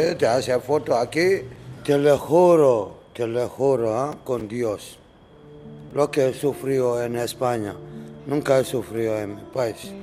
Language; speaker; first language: Spanish; non-native, learner; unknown